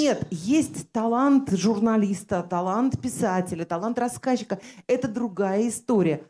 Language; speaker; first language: Russian; native; Russian